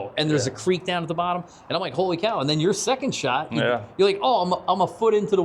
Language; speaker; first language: English; native; English